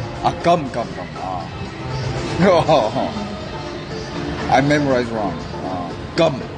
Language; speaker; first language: English; non-native, learner; Korean